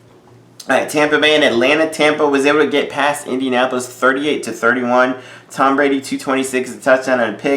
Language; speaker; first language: English; native; English